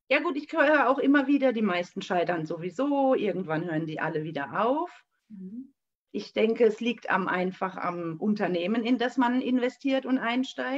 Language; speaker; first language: German; native; German